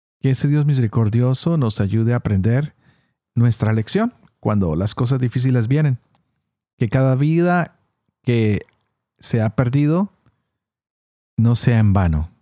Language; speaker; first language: Spanish; native; Spanish